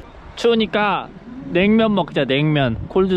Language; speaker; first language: Korean; native; Korean